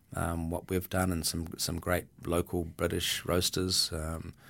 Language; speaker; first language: English; native; English